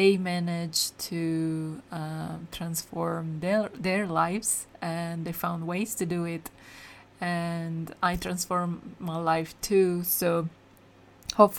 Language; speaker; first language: English; non-native, fluent; Italian